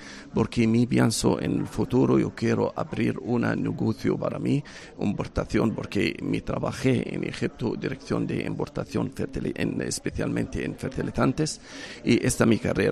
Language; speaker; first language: Spanish; non-native, learner; Arabic